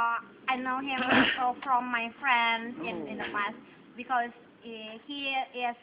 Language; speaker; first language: English; non-native, learner; Indonesian